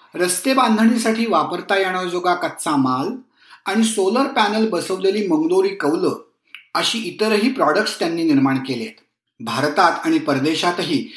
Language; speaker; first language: Marathi; native; Marathi